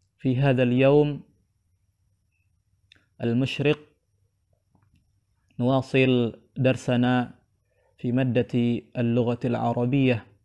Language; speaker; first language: Arabic; non-native, fluent; Indonesian